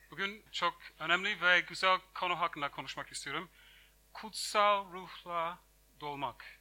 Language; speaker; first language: Turkish; non-native, fluent; English